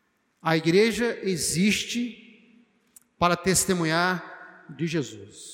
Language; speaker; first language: Portuguese; native; Portuguese